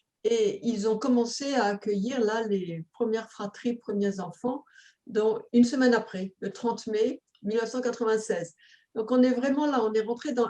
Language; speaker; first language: French; native; French